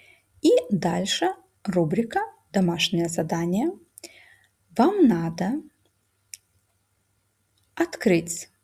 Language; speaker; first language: Russian; non-native, fluent; Lithuanian